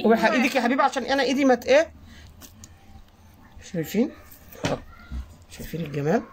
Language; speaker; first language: Arabic; native; Arabic